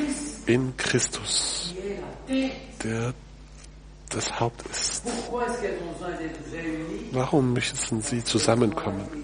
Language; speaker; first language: German; non-native, fluent; French